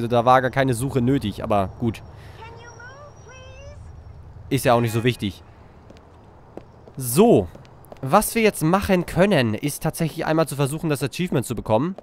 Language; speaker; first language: German; native; German